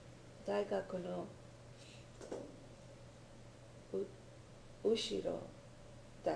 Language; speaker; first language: Japanese; non-native, learner; English